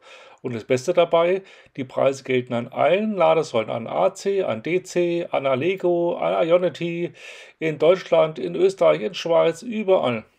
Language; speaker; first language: German; native; German